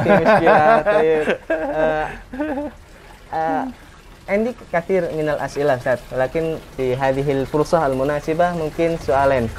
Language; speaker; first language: Arabic; non-native, learner; Indonesian